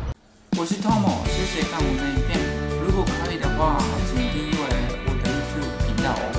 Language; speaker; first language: Chinese; non-native, learner; Japanese